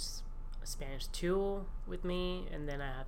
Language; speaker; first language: English; non-native, fluent; Spanish